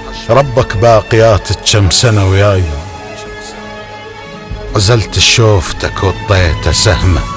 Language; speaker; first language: Arabic; native; Arabic